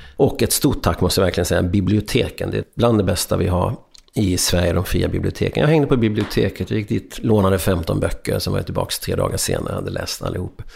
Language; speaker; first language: Swedish; early bilingual, other home language; Hungarian